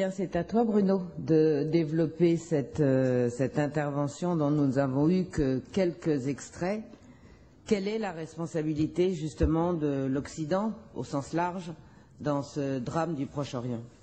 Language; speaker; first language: French; native; French